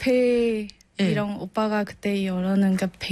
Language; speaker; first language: Korean; non-native, learner; Burmese